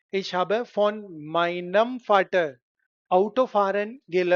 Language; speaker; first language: German; non-native, fluent; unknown